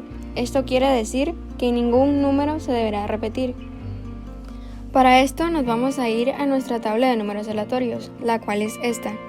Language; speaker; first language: Spanish; native; Spanish